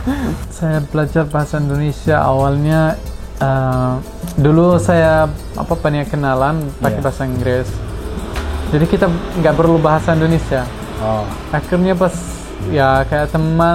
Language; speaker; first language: Indonesian; non-native, fluent; Arabic